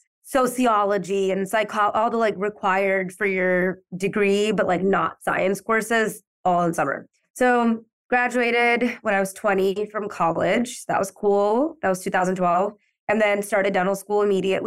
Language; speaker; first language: English; native; English